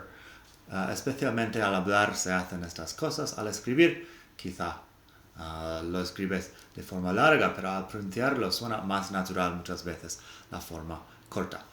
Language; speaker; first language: Spanish; non-native, fluent; English